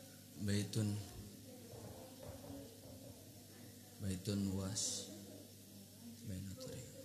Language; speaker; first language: Arabic; non-native, fluent; Indonesian